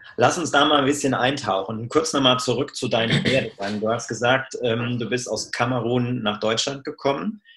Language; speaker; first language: German; native; German